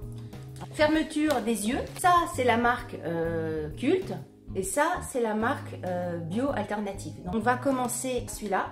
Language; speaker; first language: French; native; French